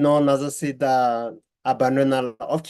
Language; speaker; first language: Spanish; non-native, learner; Tibetan